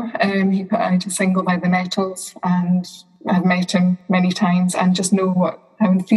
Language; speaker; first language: English; native; English